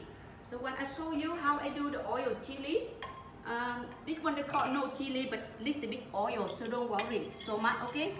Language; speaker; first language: English; non-native, learner; Vietnamese